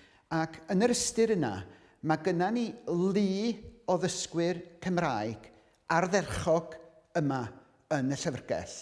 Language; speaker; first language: Welsh; native; Welsh